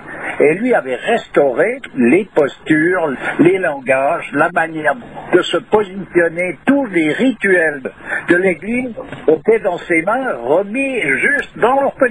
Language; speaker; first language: French; native; French